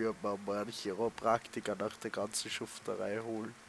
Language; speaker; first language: German; native; German